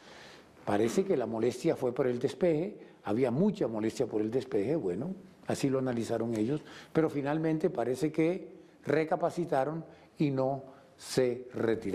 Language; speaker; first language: Spanish; native; Spanish